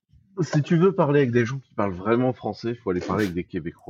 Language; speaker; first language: French; native; French